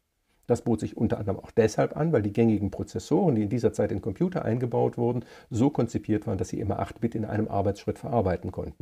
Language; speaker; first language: German; native; German